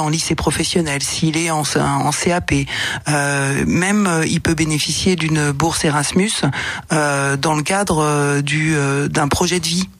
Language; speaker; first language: French; native; French